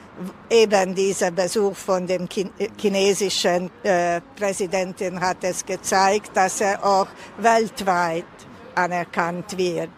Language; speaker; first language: German; non-native, fluent; Hungarian